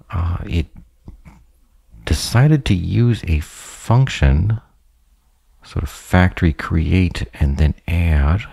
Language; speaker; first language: English; native; English